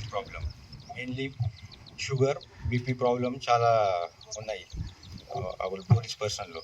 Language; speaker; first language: Telugu; non-native, learner; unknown